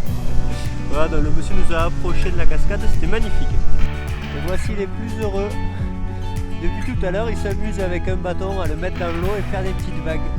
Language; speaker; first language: French; native; French